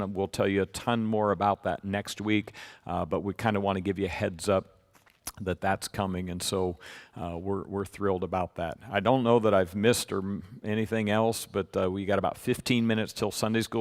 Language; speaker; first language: English; native; English